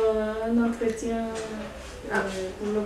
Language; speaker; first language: French; non-native, learner; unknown